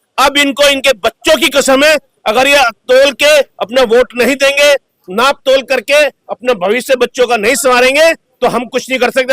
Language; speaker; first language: Hindi; native; Hindi